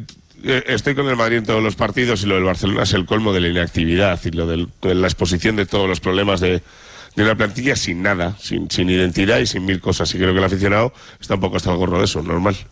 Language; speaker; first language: Spanish; native; Spanish